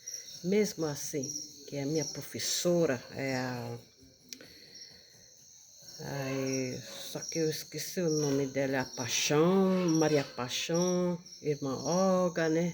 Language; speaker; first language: Portuguese; non-native, local second language; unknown